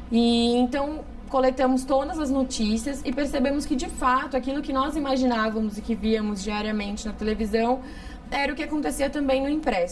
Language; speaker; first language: Portuguese; native; Portuguese